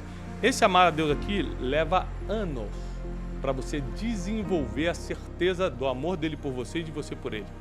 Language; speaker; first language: Portuguese; native; Portuguese